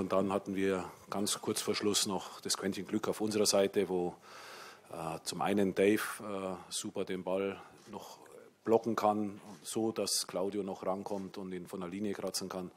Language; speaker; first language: German; native; German